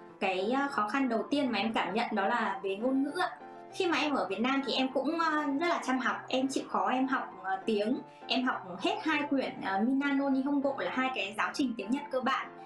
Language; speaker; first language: Vietnamese; native; Vietnamese